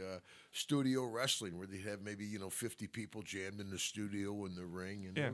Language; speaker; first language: English; native; English